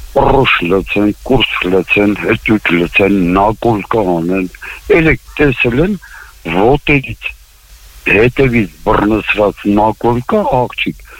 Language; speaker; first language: Armenian; native; Armenian